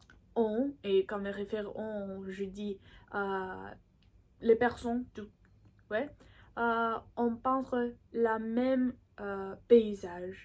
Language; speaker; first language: French; non-native, learner; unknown